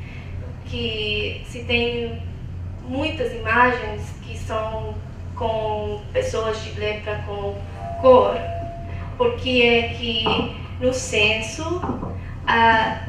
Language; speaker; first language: Portuguese; non-native, fluent; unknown